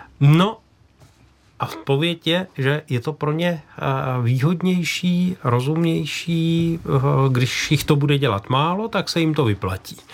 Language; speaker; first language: Czech; native; Czech